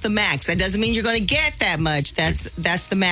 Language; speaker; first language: English; native; English